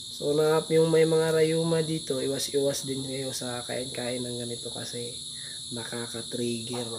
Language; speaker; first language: Filipino; non-native, local second language; Cebuano